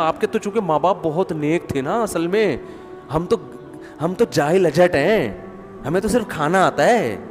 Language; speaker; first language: Urdu; native; Urdu